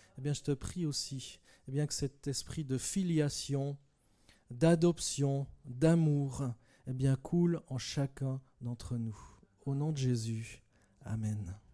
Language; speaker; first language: French; native; French